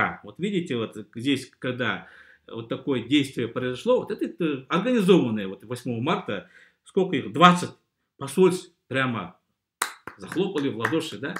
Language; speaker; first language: Russian; native; Russian